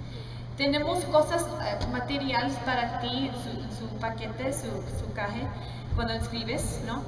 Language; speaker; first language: Spanish; non-native, learner; English